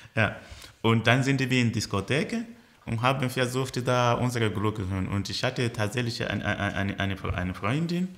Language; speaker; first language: German; early bilingual, other home language; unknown